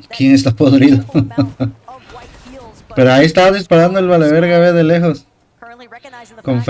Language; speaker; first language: Spanish; native; Spanish